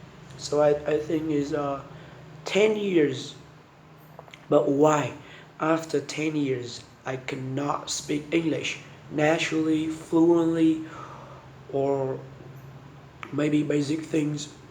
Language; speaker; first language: English; non-native, learner; Vietnamese